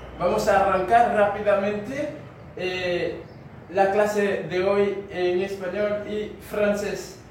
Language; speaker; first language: Spanish; non-native, fluent; Haitian Creole